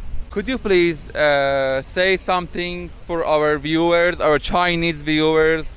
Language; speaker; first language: English; non-native, learner; Chinese